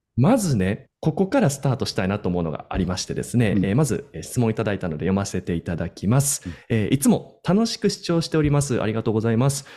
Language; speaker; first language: Japanese; native; Japanese